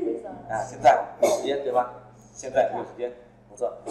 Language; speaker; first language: Chinese; non-native, fluent; Vietnamese